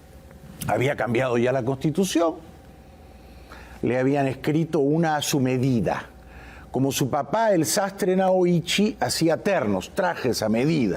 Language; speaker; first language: Spanish; native; Spanish